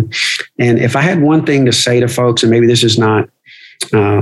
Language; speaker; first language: English; native; English